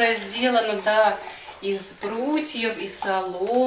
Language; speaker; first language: Russian; native; Russian